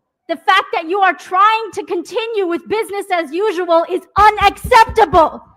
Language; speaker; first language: English; native; English